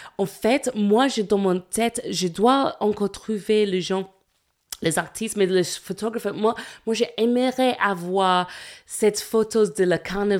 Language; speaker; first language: French; non-native, learner; English